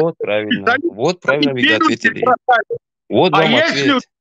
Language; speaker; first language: Russian; non-native, local second language; Tajik